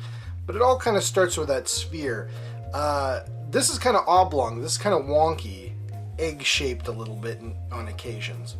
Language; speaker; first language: English; native; English